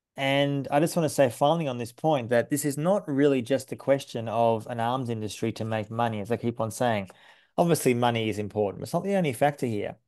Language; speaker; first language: English; native; English